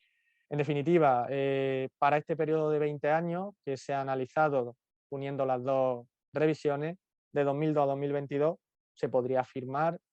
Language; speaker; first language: Spanish; native; Spanish